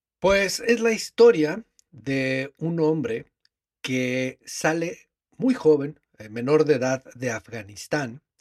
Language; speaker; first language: Spanish; native; Spanish